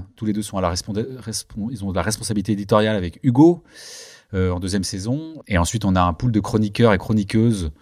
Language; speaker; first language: French; early bilingual, other home language; Turkish